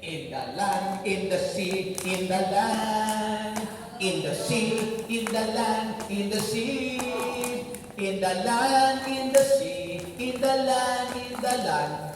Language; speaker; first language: English; non-native, fluent; Filipino